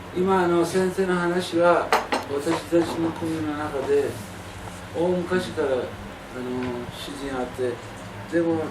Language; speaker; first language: Japanese; non-native, learner; Persian